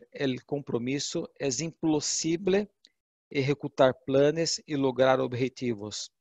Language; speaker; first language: Portuguese; non-native, learner; Spanish